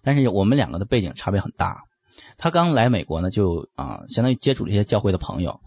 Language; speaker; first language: Chinese; native; Chinese